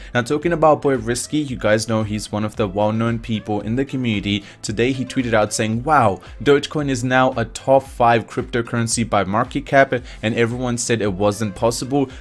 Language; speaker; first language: English; native; English